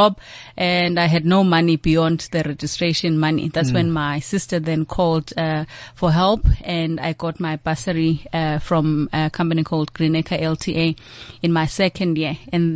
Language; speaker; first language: English; non-native, local second language; Xhosa